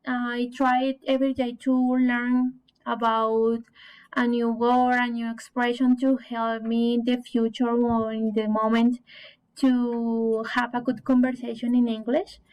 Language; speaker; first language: English; non-native, learner; Spanish